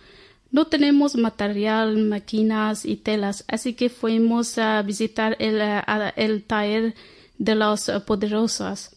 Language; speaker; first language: Spanish; non-native, learner; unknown